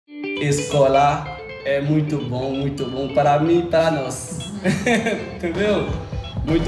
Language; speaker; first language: Portuguese; non-native, learner; Haitian Creole